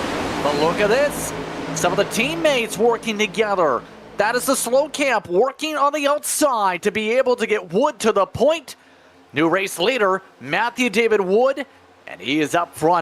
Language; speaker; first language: English; native; English